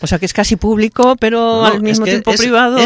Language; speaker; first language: Spanish; native; Spanish